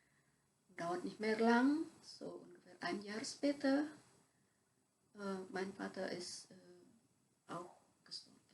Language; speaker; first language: German; non-native, fluent; Javanese